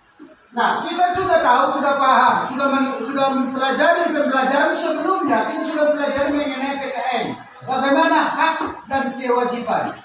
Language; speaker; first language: Indonesian; native; Indonesian